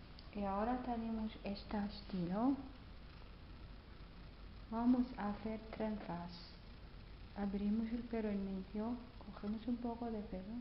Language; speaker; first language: Spanish; non-native, learner; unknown